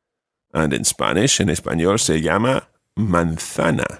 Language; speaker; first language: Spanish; non-native, fluent; English